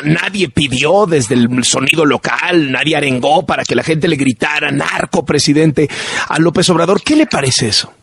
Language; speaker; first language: Spanish; native; Spanish